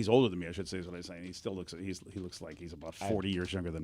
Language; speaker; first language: English; native; English